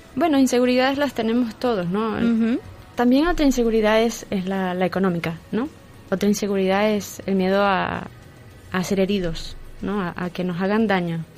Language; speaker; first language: Spanish; native; Spanish